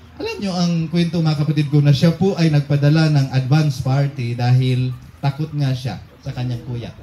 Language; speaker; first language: Filipino; non-native, local second language; Cebuano